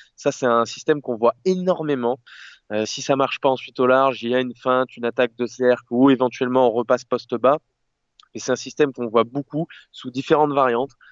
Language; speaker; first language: French; native; French